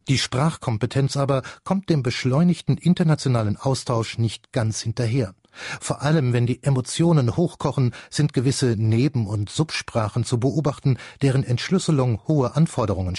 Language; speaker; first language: German; native; German